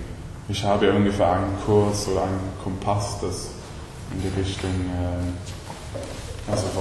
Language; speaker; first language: German; non-native, learner; Swedish